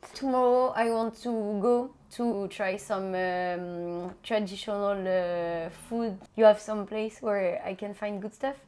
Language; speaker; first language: English; non-native, fluent; French